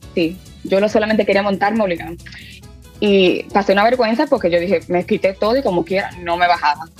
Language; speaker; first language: Spanish; early bilingual, heritage; Spanish